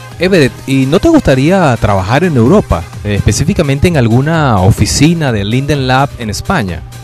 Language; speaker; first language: Spanish; native; Spanish